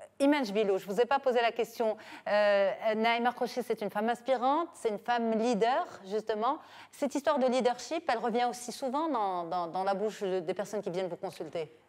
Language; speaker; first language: French; non-native, local second language; Arabic